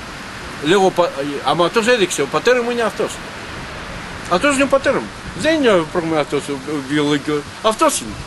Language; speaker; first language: Greek; non-native, learner; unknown